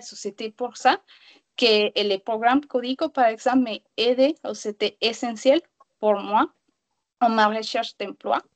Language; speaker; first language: French; non-native, learner; Spanish